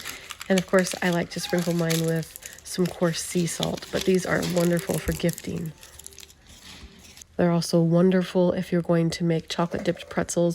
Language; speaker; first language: English; native; English